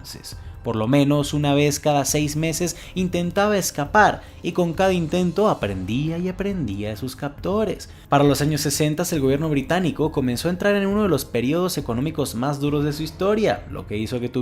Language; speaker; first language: Spanish; native; Spanish